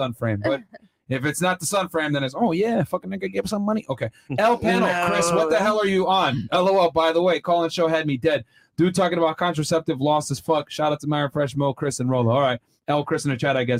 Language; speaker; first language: English; native; English